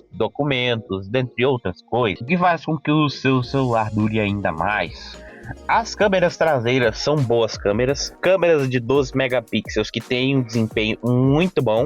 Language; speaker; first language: Portuguese; native; Portuguese